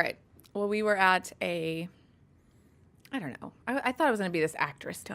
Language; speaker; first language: English; native; English